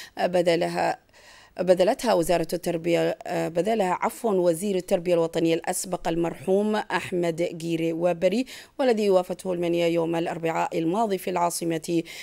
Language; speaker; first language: Arabic; non-native, local second language; Somali